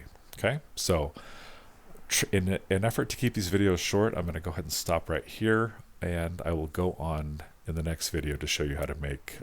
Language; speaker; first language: English; native; English